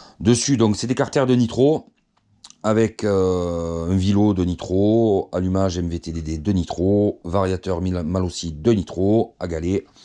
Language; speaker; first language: French; native; French